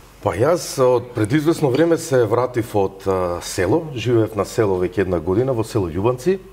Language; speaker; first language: Macedonian; native; Macedonian